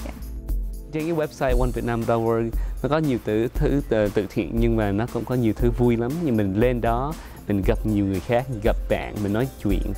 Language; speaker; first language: Vietnamese; early bilingual, other home language; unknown